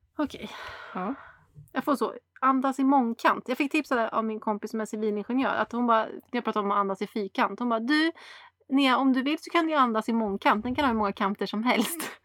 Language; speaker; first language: Swedish; native; Swedish